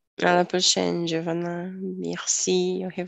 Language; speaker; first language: French; non-native, learner; Portuguese